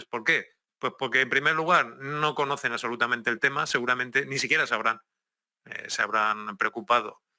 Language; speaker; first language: Spanish; native; Spanish